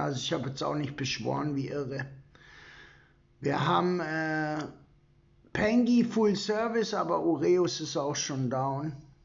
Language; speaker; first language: German; native; German